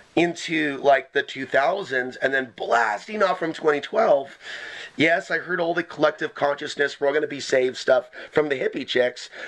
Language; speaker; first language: English; native; English